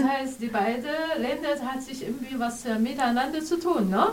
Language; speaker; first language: German; non-native, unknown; Chinese